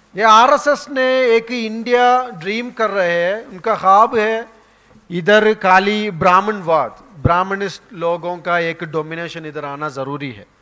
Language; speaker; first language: Hindi; non-native, local second language; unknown